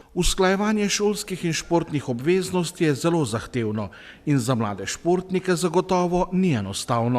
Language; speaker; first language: Slovenian; native; Slovenian